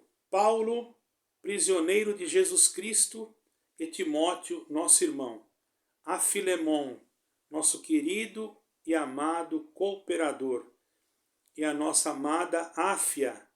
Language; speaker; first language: Portuguese; native; Portuguese